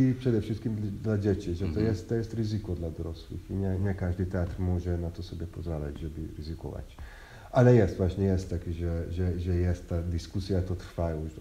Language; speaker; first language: Polish; non-native, fluent; Hungarian